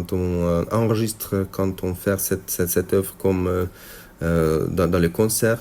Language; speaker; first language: French; non-native, fluent; Hungarian